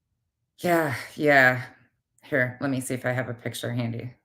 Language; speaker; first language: English; native; English